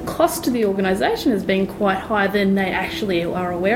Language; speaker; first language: English; native; English